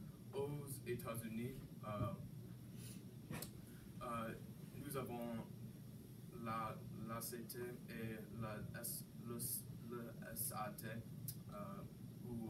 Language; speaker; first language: French; non-native, learner; English